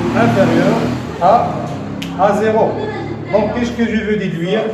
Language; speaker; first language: French; non-native, local second language; Arabic